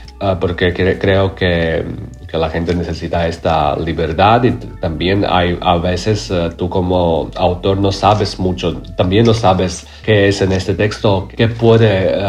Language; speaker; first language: Spanish; non-native, learner; Croatian